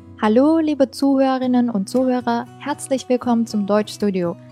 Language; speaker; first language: German; non-native, fluent; Chinese